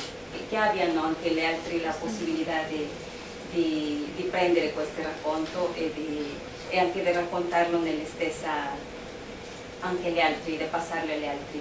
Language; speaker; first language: Italian; non-native, fluent; Spanish